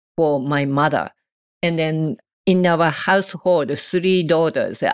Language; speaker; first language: English; non-native, learner; Japanese